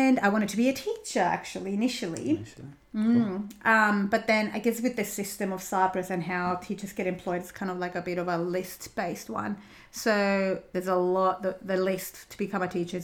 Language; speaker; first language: English; non-native, fluent; Greek